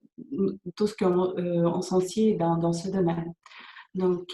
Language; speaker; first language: French; non-native, fluent; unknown